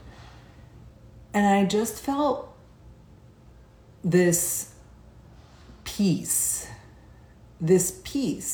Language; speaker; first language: English; native; English